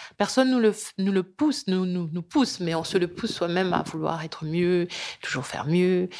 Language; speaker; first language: French; early bilingual, other home language; Lingala